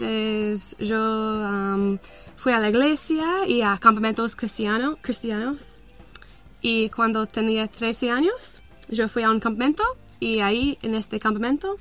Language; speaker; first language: Spanish; non-native, learner; English